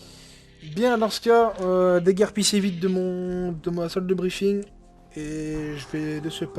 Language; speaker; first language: French; native; French